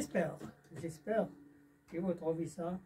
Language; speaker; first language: French; non-native, learner; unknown